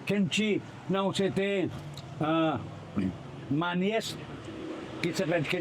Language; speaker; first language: French; non-native, learner; Thai